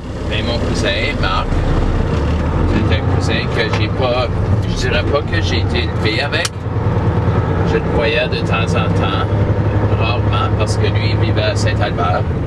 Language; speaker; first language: French; native; French